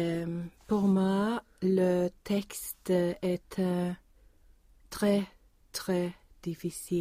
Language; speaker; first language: French; non-native, learner; Swedish